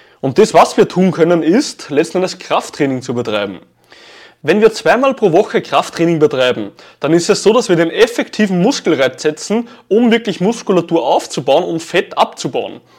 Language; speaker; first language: German; native; German